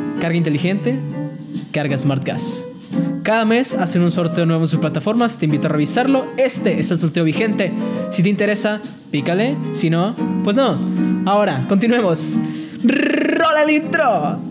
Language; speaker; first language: Spanish; native; Spanish